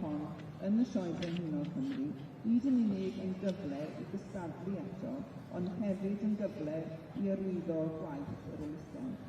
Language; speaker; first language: Welsh; non-native, learner; English